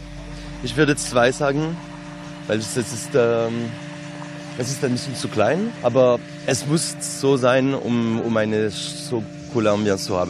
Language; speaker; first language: German; non-native, learner; French